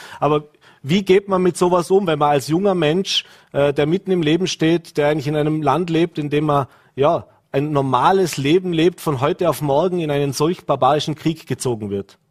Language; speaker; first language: German; native; German